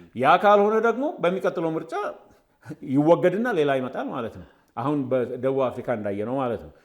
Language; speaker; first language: Amharic; native; Amharic